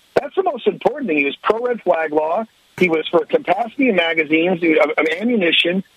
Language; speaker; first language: English; native; English